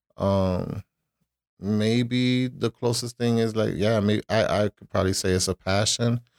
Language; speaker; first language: English; early bilingual, other home language; Spanish